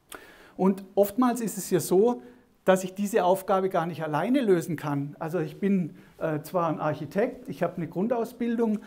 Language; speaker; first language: German; native; German